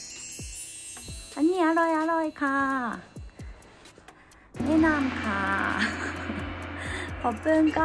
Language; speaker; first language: Thai; non-native, learner; Japanese